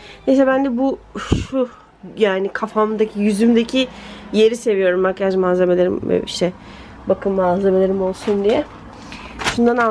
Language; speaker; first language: Turkish; native; Turkish